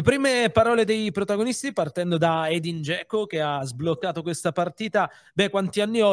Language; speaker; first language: Italian; native; Italian